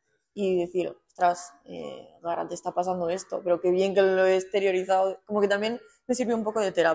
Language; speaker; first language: Spanish; native; Spanish